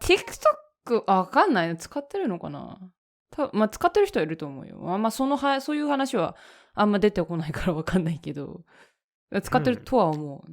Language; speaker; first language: Japanese; native; Japanese